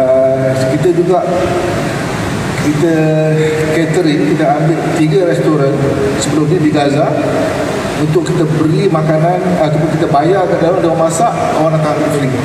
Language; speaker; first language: Malay; native; Malay